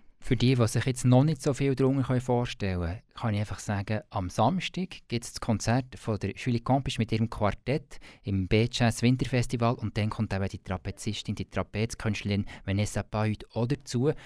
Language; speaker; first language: German; native; German